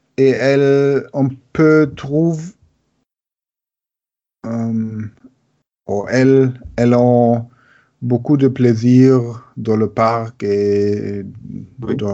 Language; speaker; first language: French; non-native, learner; German